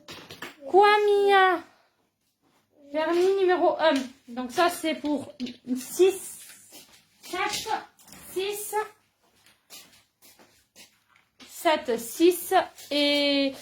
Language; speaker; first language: French; native; French